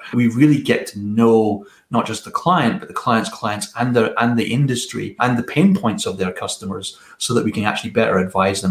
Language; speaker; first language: English; native; English